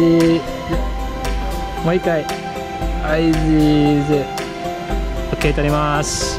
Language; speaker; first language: Japanese; non-native, learner; Indonesian